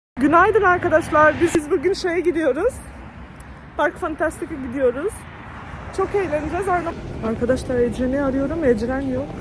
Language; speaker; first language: Turkish; non-native, fluent; Albanian